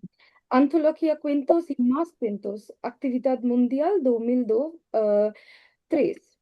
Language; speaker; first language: Spanish; non-native, learner; Bangla